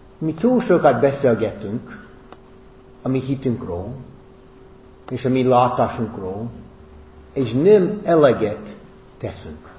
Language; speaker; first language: Hungarian; non-native, fluent; English